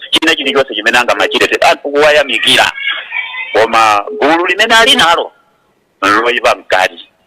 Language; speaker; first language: Nyanja; native; Nyanja